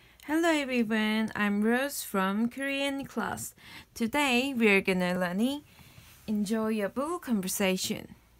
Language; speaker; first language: English; non-native, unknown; Korean